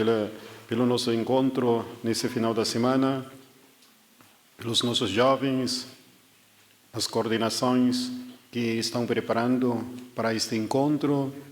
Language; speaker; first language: Portuguese; non-native, fluent; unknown